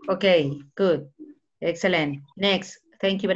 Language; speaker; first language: English; non-native, learner; Spanish